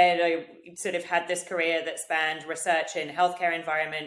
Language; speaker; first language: English; native; English